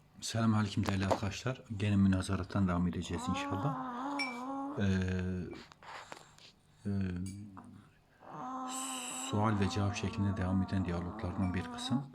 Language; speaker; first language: Turkish; native; Turkish